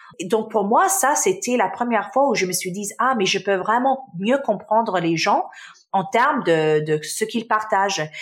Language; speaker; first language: French; non-native, local second language; Arabic